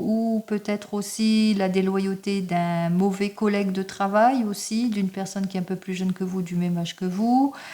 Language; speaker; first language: French; native; French